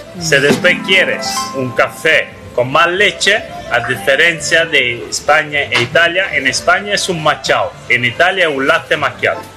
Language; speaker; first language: Spanish; non-native, fluent; Italian